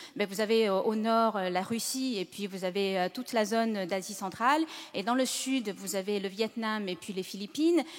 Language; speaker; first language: French; non-native, fluent; Chinese